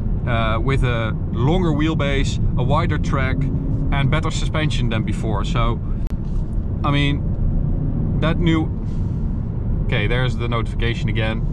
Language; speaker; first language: English; non-native, fluent; Dutch